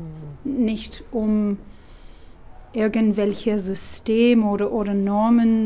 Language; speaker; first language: German; non-native, fluent; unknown